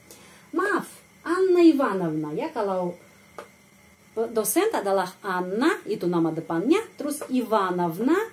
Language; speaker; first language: Indonesian; non-native, fluent; Russian